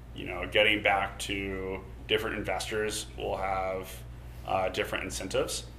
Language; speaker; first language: English; native; English